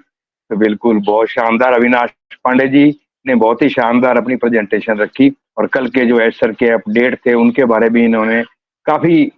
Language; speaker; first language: Hindi; native; Hindi